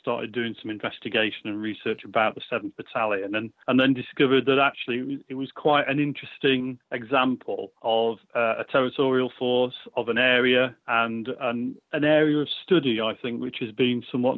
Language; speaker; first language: English; native; English